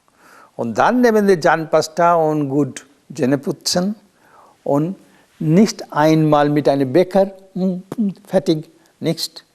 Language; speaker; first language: German; non-native, learner; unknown